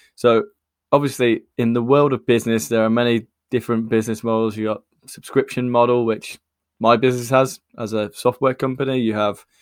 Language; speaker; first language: English; native; English